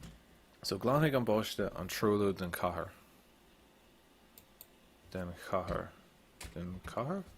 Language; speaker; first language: Irish; non-native, local second language; English